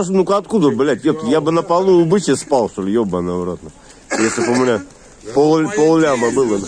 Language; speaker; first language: Russian; native; Russian